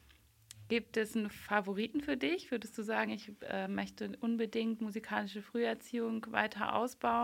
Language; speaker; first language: German; native; German